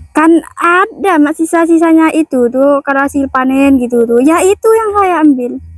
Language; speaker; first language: Indonesian; non-native, local second language; Madurese